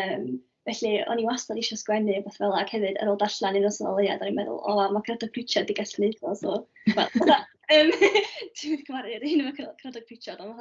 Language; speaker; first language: Welsh; native; Welsh